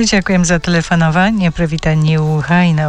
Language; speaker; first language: Polish; non-native, local second language; Belarusian